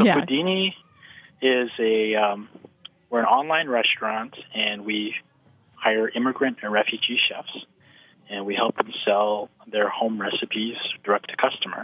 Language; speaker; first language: English; native; English